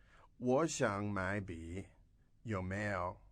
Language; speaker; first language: Chinese; non-native, fluent; English